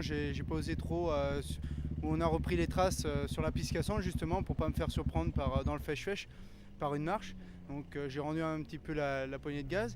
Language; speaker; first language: French; native; French